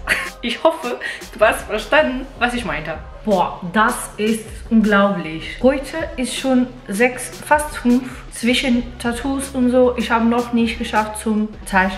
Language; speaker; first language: German; non-native, fluent; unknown